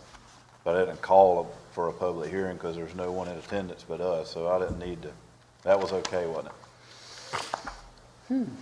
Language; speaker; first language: English; native; English